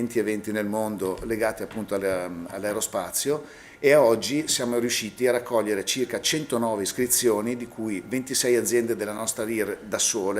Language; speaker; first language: Italian; native; Italian